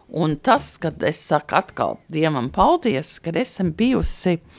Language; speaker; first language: Latvian; early bilingual, heritage; Latvian